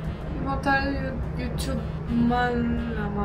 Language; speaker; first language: Korean; non-native, learner; Russian